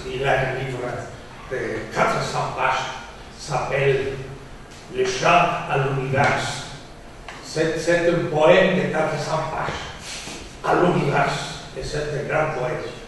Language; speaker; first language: French; non-native, fluent; Spanish